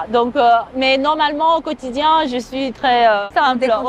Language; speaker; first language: French; non-native, fluent; Chinese